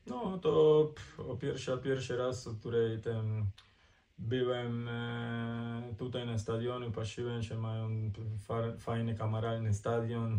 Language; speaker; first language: Polish; non-native, learner; Spanish